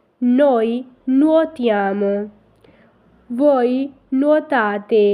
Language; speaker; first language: Italian; non-native, fluent; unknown